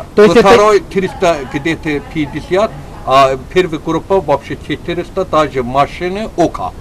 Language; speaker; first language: Russian; non-native, learner; Azerbaijani